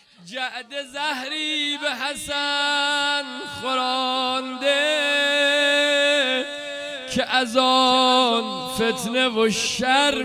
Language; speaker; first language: Persian; native; Persian